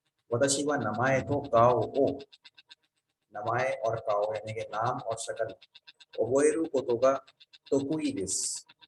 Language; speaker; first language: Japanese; non-native, fluent; Urdu